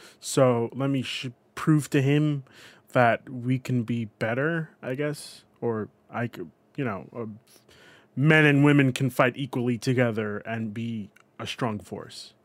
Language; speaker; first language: English; native; English